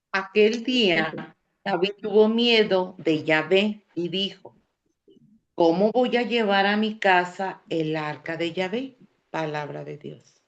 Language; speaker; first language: Spanish; native; Spanish